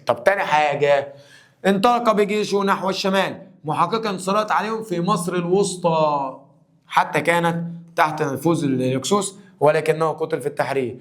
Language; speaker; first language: Arabic; native; Arabic